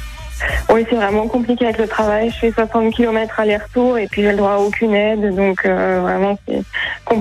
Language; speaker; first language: French; native; French